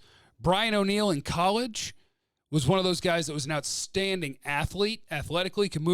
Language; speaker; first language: English; native; English